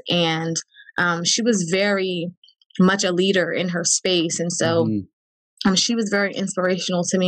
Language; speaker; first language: English; native; English